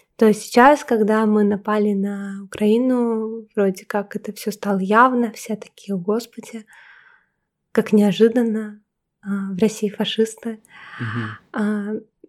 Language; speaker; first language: Russian; native; Russian